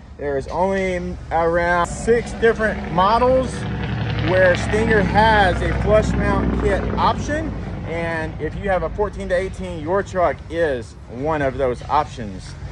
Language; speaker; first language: English; native; English